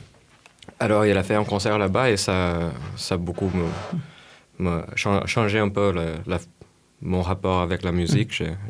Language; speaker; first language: French; non-native, fluent; Portuguese